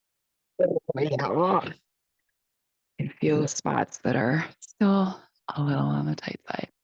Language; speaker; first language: English; native; English